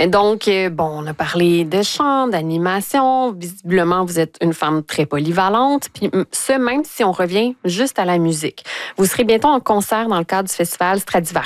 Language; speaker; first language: French; native; French